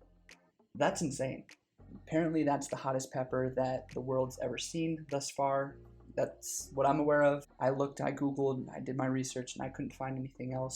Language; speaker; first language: English; native; English